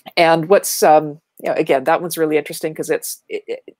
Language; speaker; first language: English; native; English